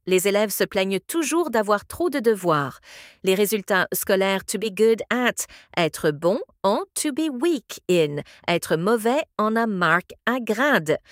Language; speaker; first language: French; native; French